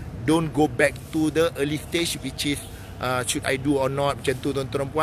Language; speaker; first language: English; non-native, local second language; Malay